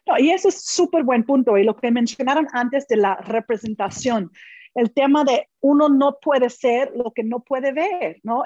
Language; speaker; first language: Spanish; non-native, fluent; English